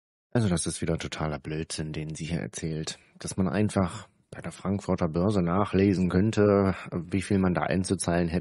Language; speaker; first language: German; native; German